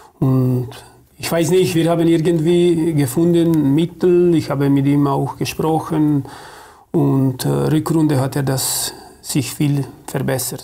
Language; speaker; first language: German; non-native, fluent; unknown